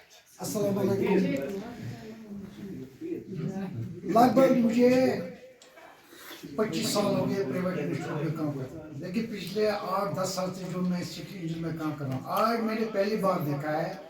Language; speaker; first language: Hindi; non-native, local second language; Kashmiri